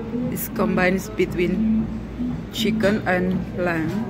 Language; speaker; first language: English; non-native, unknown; Indonesian